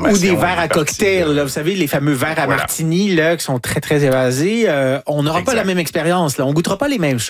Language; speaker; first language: French; native; French